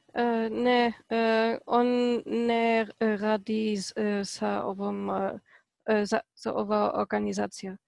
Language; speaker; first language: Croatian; non-native, learner; Polish